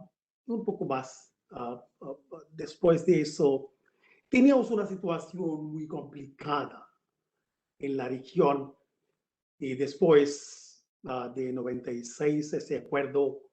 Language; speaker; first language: Spanish; non-native, fluent; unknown